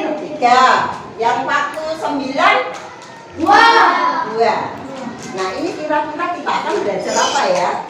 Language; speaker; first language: Indonesian; native; Indonesian